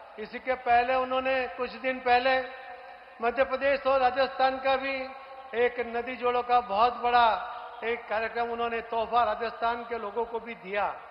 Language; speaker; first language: Hindi; non-native, local second language; Marathi